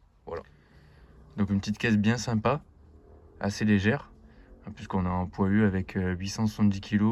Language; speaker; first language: French; native; French